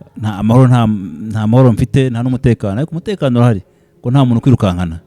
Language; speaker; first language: Kinyarwanda; early bilingual, heritage; Kinyarwanda